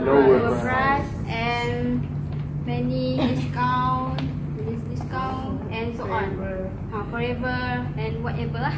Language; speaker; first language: English; non-native, learner; Malay